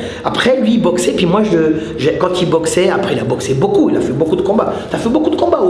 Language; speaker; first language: French; native; French